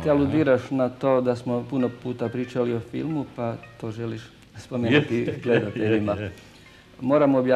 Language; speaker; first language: Croatian; native; Croatian